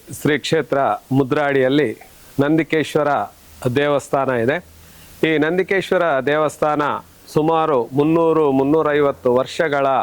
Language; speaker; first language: Kannada; native; Kannada